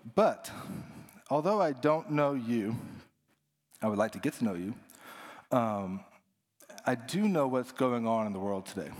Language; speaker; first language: English; native; English